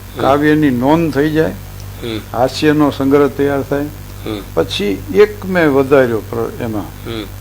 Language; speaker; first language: Gujarati; native; Gujarati